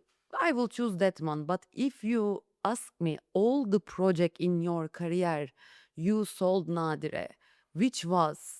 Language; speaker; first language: English; non-native, learner; Turkish